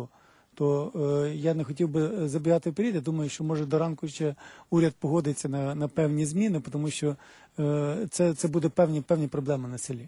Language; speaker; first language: Ukrainian; native; Ukrainian